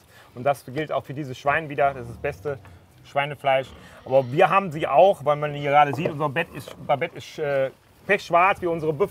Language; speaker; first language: German; native; German